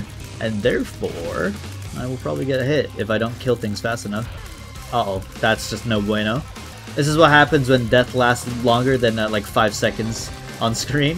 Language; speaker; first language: English; native; English